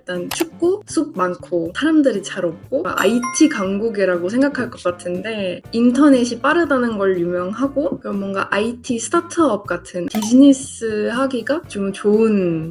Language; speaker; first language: Korean; non-native, fluent; Estonian